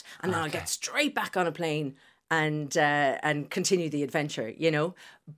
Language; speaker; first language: English; native; English